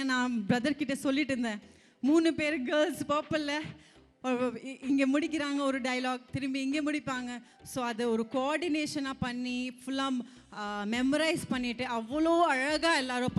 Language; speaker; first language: Tamil; non-native, fluent; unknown